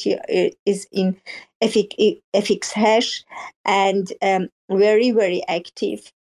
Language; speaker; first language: English; non-native, learner; Persian